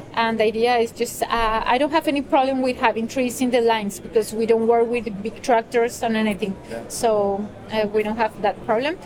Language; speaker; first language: English; non-native, fluent; Spanish